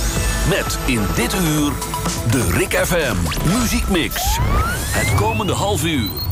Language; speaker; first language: Dutch; native; Dutch